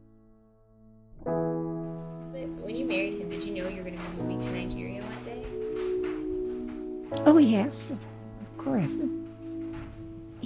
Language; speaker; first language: English; native; English